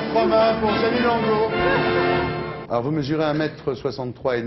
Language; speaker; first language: French; native; French